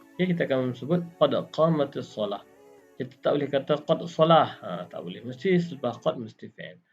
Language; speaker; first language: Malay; native; Malay